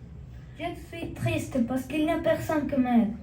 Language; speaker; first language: French; non-native, learner; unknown